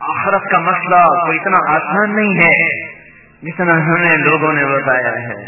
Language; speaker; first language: Urdu; non-native, local second language; Punjabi